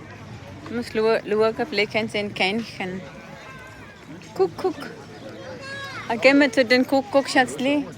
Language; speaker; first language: German; non-native, learner; Cebuano